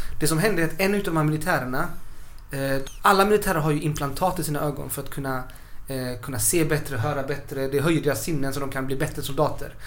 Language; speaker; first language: Swedish; early bilingual, other home language; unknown